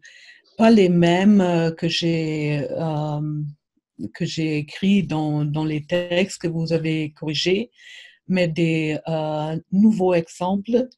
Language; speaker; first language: French; non-native, fluent; German